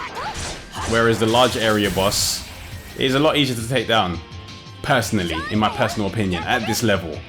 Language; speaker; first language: English; native; English